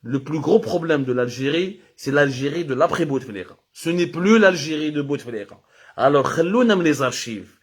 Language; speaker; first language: French; non-native, local second language; Arabic